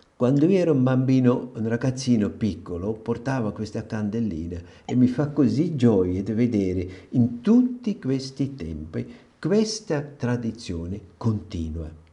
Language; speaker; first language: Italian; non-native, fluent; German